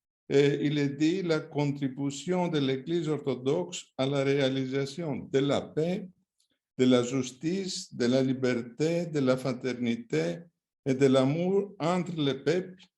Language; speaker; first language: French; non-native, fluent; Greek